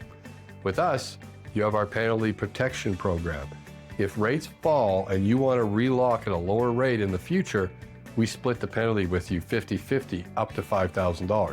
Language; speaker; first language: English; native; English